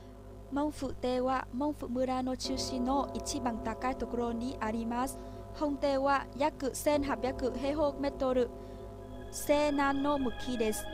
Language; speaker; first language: Japanese; non-native, learner; Vietnamese